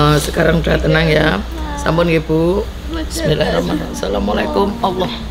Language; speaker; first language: Indonesian; native; Indonesian